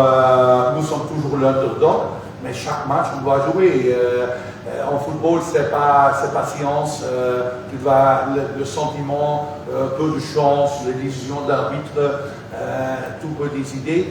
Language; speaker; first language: French; non-native, fluent; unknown